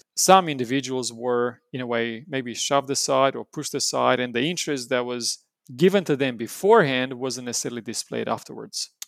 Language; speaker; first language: English; non-native, fluent; Romanian